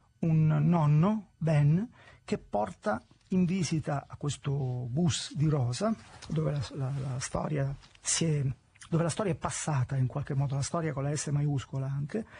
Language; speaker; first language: Italian; native; Italian